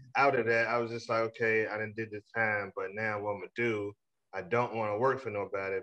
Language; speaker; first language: English; native; English